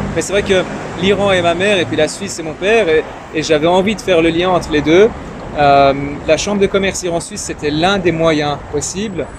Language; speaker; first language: French; early bilingual, other home language; Persian